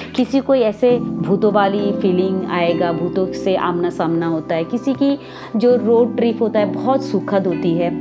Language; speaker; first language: Hindi; non-native, local second language; Marathi